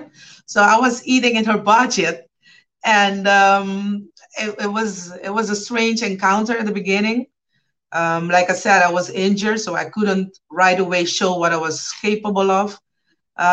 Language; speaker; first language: English; non-native, fluent; Papiamento